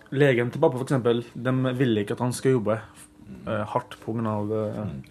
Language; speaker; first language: Norwegian; early bilingual, other home language; Arabic